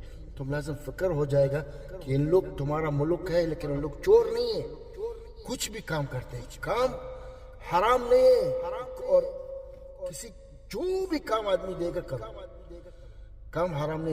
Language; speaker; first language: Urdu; non-native, learner; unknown